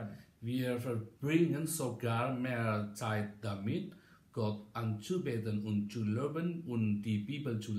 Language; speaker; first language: German; non-native, learner; Indonesian